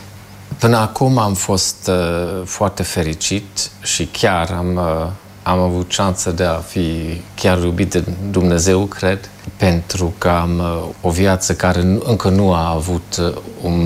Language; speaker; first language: Romanian; non-native, fluent; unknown